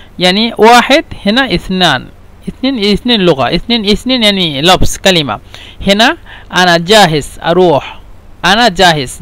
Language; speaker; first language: Egyptian Arabic; non-native, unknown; Bangla